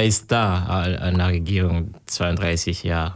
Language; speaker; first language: German; non-native, learner; Kinyarwanda